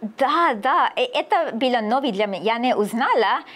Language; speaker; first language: Russian; non-native, learner; English